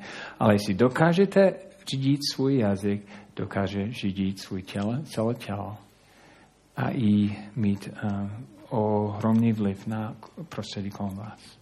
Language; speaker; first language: Czech; non-native, fluent; English